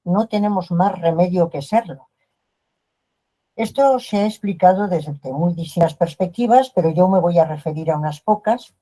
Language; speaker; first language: Spanish; native; Spanish